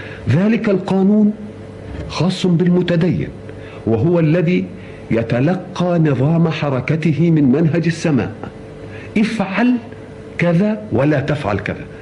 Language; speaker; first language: Arabic; native; Arabic